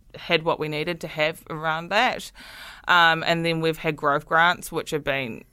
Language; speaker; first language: English; native; English